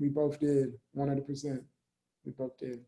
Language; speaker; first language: English; native; English